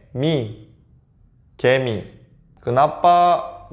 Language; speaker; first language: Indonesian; non-native, fluent; Korean